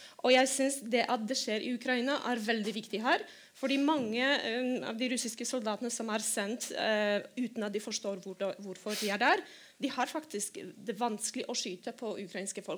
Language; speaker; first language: Norwegian; non-native, fluent; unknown